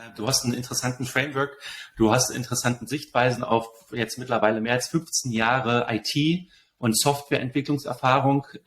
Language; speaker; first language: German; native; German